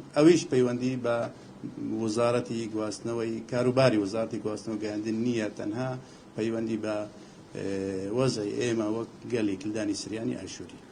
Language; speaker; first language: Central Kurdish; non-native, local second language; Assyrian Neo-Aramaic